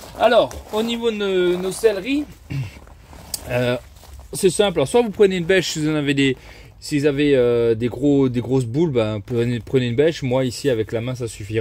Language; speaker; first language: French; native; French